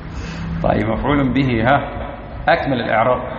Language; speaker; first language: Arabic; native; Arabic